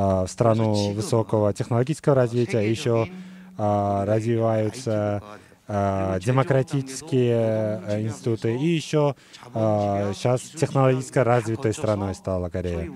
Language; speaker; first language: Russian; non-native, fluent; Korean